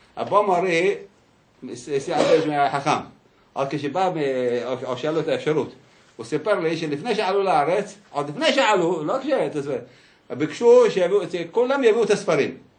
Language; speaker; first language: Hebrew; early bilingual, other home language; Arabic